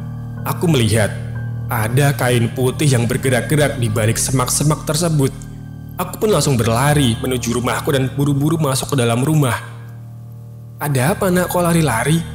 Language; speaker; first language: Indonesian; native; Indonesian